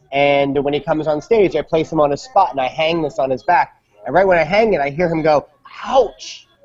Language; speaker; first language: English; native; English